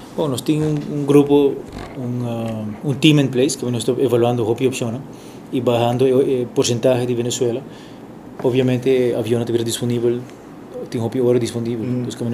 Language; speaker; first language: Italian; non-native, learner; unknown